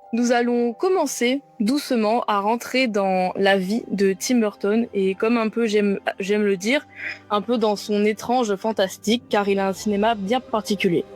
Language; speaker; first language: French; native; French